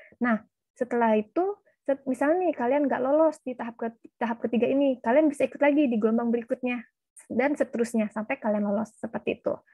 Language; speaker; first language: Indonesian; native; Indonesian